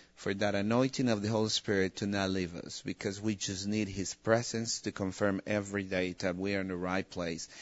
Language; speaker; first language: English; non-native, fluent; Spanish